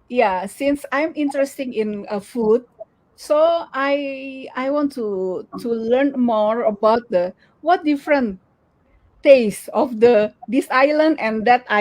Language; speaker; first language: English; non-native, learner; Indonesian